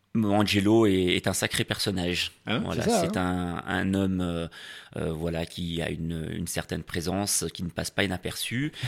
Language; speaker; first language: French; native; French